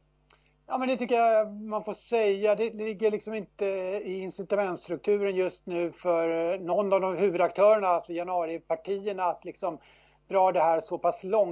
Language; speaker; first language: Swedish; native; Swedish